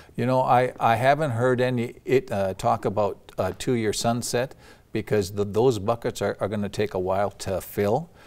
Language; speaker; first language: English; native; English